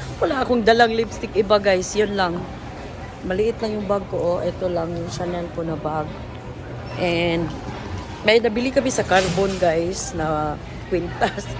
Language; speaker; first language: Filipino; native; Filipino